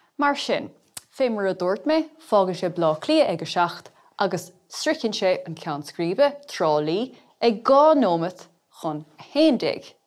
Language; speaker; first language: Irish; native; Irish